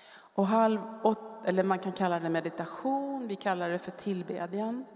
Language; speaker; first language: Swedish; native; Swedish